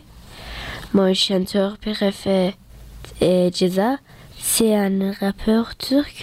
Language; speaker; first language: French; early bilingual, other home language; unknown